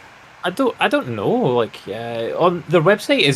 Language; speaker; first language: English; native; English